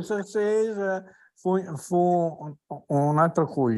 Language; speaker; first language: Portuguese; non-native, learner; Italian